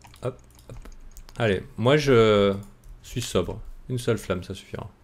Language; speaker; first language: French; native; French